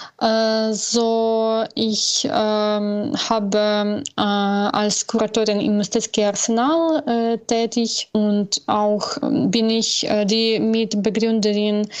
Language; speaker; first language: German; non-native, learner; Ukrainian